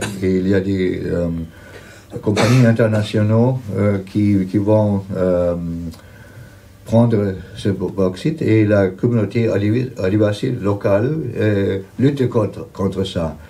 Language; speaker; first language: French; non-native, fluent; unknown